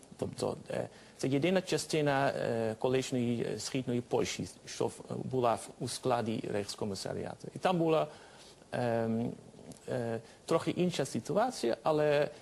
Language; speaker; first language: Ukrainian; non-native, fluent; Dutch